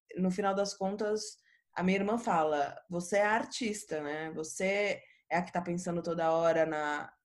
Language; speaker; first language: Portuguese; native; Portuguese